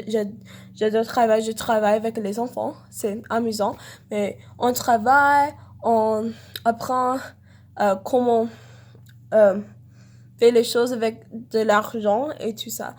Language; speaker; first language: French; non-native, learner; English